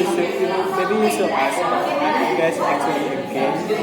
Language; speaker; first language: English; non-native, learner; Indonesian